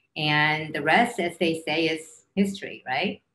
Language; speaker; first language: English; early bilingual, other home language; Korean